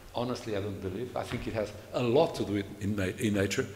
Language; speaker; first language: English; non-native, fluent; Portuguese